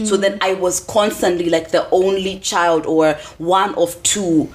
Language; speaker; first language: English; native; English